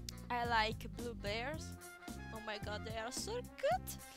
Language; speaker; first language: English; non-native, learner; Italian